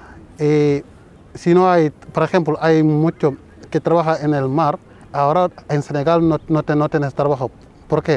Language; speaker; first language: Spanish; non-native, fluent; Wolof